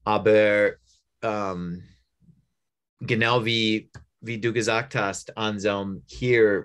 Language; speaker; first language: German; non-native, learner; English